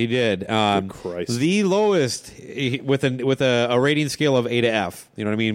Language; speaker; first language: English; native; English